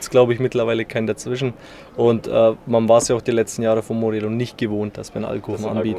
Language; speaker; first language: German; native; German